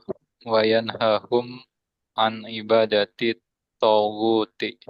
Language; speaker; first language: Arabic; non-native, learner; Indonesian